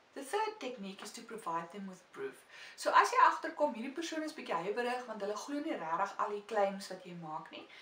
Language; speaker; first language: English; non-native, local second language; Afrikaans